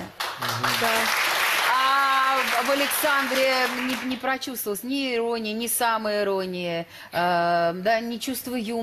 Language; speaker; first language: Russian; native; Russian